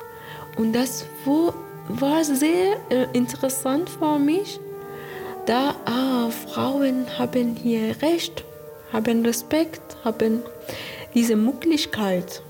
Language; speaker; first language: German; non-native, learner; Persian